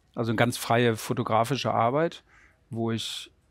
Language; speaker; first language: German; native; German